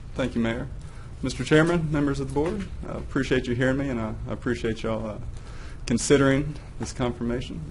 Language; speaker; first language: English; native; English